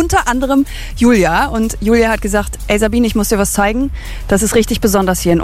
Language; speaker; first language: German; native; German